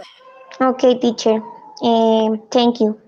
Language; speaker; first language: English; non-native, learner; Spanish